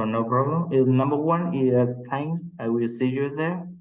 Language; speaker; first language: English; non-native, learner; Vietnamese